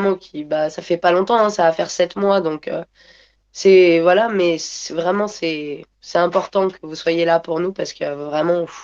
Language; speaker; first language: French; native; French